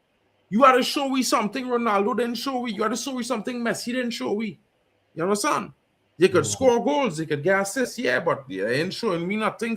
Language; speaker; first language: English; native; English